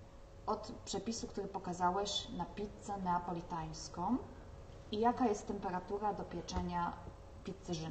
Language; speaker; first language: Polish; native; Polish